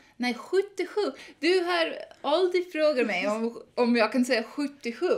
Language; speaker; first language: Swedish; non-native, learner; English